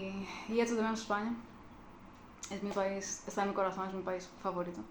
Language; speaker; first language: Spanish; non-native, fluent; Greek